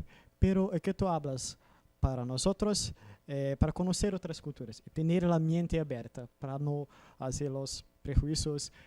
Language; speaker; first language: Spanish; non-native, learner; Portuguese